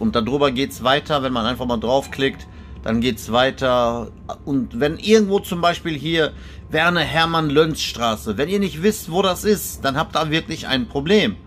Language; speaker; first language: German; native; German